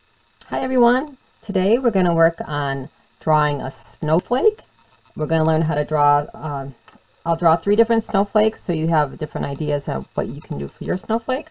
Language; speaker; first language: English; native; English